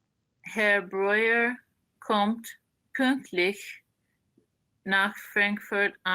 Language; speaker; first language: German; non-native, learner; English